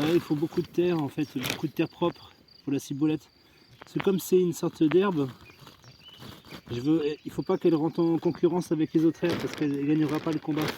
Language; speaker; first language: French; native; French